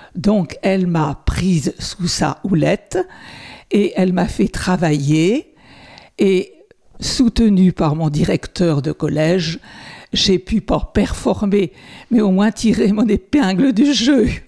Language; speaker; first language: French; native; French